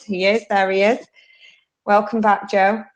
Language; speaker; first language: English; native; English